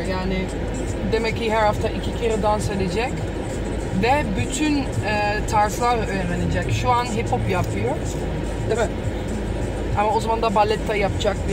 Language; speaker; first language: Turkish; non-native, learner; Dutch